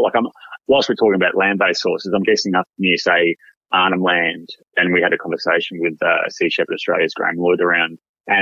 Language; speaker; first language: English; native; English